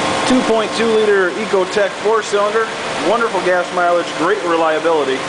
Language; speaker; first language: English; native; English